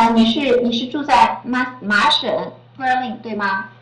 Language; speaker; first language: Chinese; native; Chinese